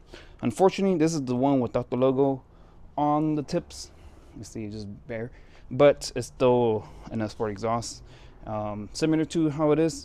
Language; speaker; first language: English; native; English